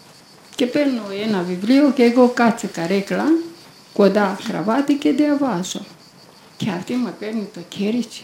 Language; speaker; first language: Greek; non-native, learner; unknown